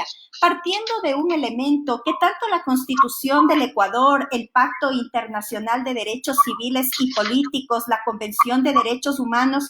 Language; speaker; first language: Spanish; native; Spanish